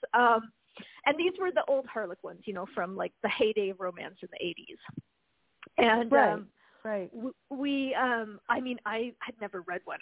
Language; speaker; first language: English; native; English